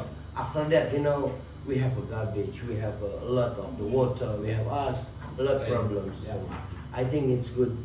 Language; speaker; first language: English; non-native, learner; Indonesian